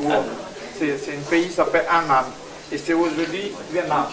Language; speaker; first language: French; non-native, learner; Chinese